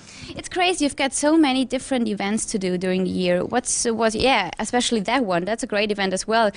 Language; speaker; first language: English; non-native, fluent; German